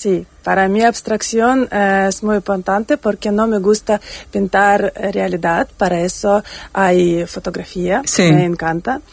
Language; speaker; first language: Spanish; non-native, fluent; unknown